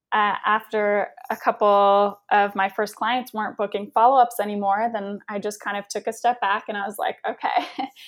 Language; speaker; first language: English; native; English